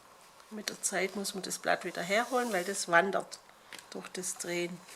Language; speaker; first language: German; native; German